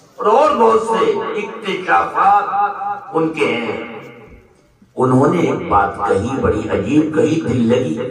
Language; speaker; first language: Urdu; native; Urdu